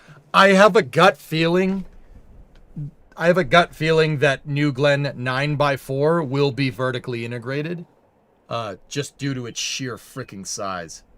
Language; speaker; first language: English; native; English